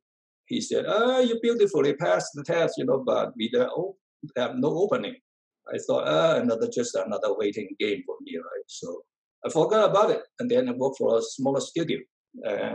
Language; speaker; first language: English; non-native, fluent; Chinese